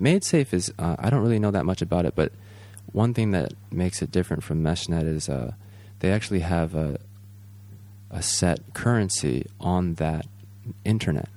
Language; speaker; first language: English; native; English